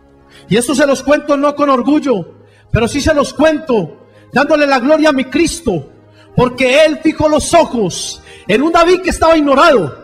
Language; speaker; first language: Spanish; native; Spanish